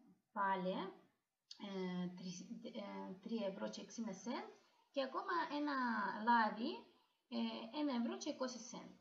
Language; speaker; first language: Greek; non-native, learner; Russian